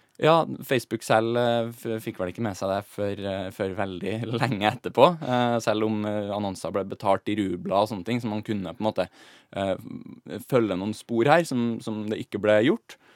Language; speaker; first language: Norwegian; native; Norwegian